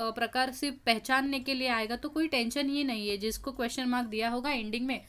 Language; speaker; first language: Hindi; non-native, local second language; Marathi